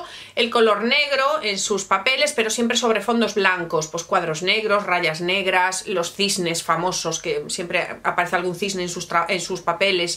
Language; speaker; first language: Spanish; native; Spanish